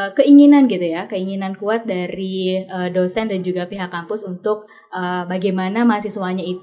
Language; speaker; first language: Indonesian; native; Indonesian